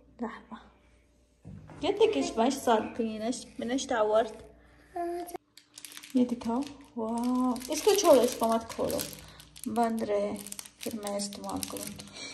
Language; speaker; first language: Arabic; non-native, fluent; Urdu